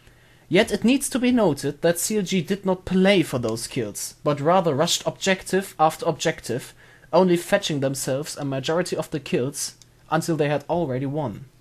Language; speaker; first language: English; non-native, fluent; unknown